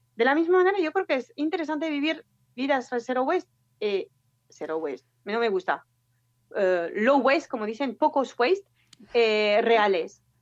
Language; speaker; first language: Spanish; non-native, fluent; French